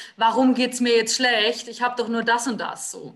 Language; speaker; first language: German; native; German